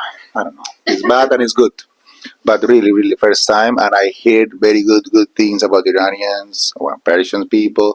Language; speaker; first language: English; non-native, fluent; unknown